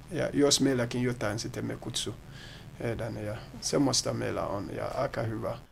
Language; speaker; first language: Finnish; non-native, learner; Akan